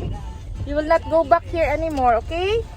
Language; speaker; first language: English; non-native, local second language; Filipino